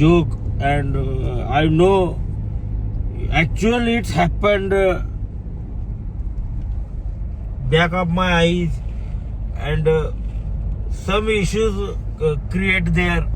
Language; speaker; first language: English; non-native, learner; Marathi